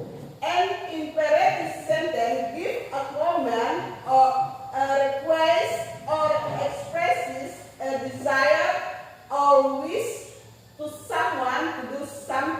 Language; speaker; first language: English; non-native, learner; Indonesian